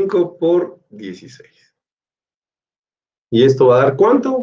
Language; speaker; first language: Spanish; native; Spanish